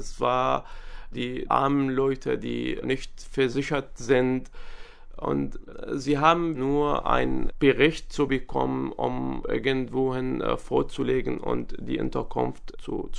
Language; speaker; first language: German; non-native, fluent; Arabic